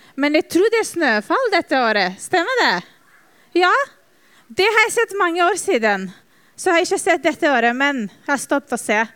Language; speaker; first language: Norwegian; non-native, fluent; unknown